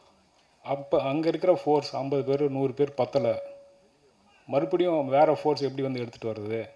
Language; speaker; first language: Tamil; native; Tamil